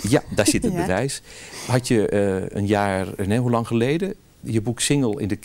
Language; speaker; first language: Dutch; native; Dutch